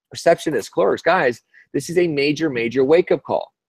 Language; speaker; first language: English; native; English